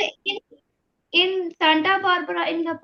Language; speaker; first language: English; non-native, learner; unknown